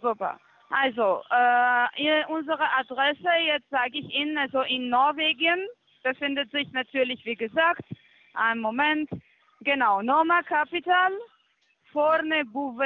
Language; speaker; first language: German; non-native, fluent; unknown